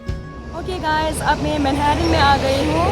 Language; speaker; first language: Hindi; non-native, local second language; Tibetan